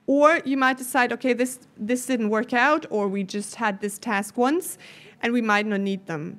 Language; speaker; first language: English; non-native, fluent; German